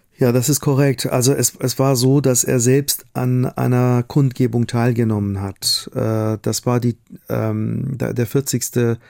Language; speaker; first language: German; non-native, fluent; Persian